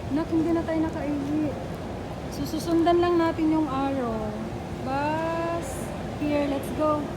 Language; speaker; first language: Filipino; native; Filipino